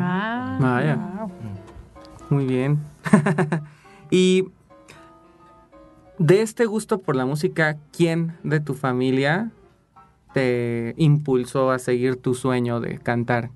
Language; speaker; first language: Spanish; native; Spanish